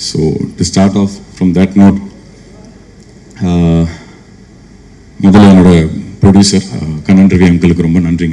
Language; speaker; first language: Tamil; native; Tamil